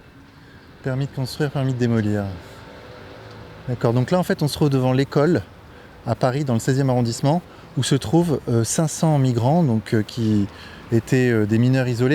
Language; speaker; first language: French; native; French